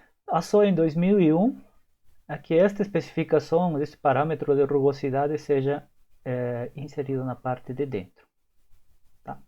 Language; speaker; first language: Portuguese; native; Portuguese